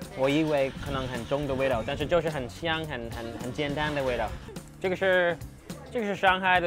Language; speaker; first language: Chinese; non-native, learner; English